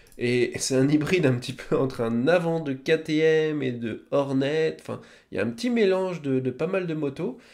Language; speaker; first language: French; native; French